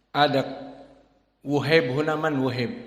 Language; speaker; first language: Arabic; non-native, fluent; Indonesian